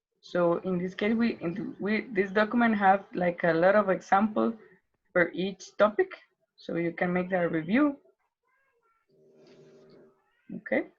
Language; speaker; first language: English; non-native, learner; Spanish